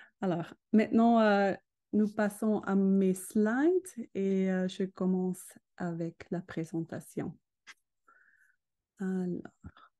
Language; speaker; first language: French; non-native, learner; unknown